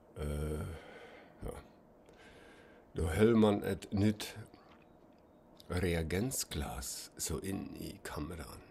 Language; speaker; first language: Swedish; non-native, fluent; German